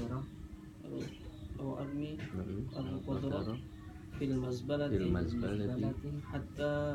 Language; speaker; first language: Arabic; non-native, learner; Indonesian